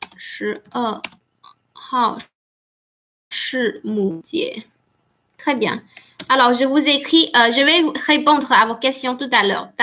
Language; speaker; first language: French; non-native, fluent; Chinese